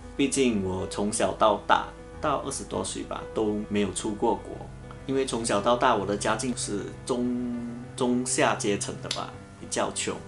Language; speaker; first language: Chinese; native; Chinese